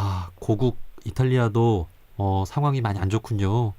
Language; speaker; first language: Korean; native; Korean